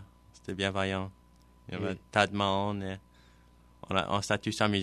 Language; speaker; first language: French; non-native, local second language; English